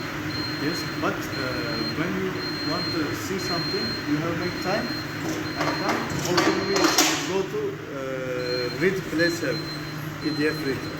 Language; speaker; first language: English; non-native, learner; Turkish